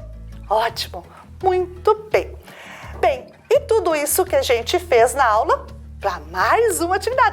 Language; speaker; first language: Portuguese; native; Portuguese